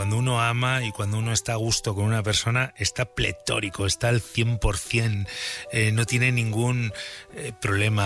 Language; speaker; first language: Spanish; native; Spanish